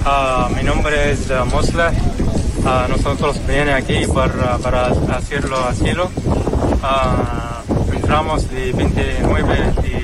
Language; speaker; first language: Spanish; non-native, learner; Arabic